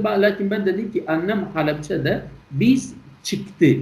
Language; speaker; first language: Turkish; non-native, learner; Kurdish